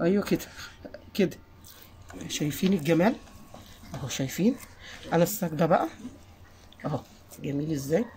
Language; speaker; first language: Arabic; native; Arabic